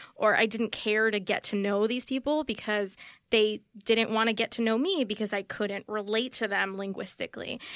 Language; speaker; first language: English; early bilingual, other home language; Spanish